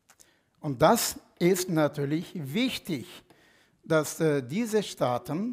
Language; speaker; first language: German; non-native, fluent; Turkish